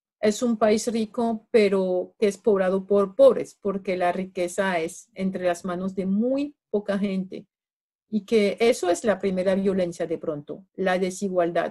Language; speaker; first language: Spanish; non-native, fluent; French